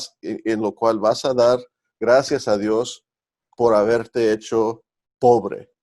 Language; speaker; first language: Spanish; early bilingual, heritage; Spanish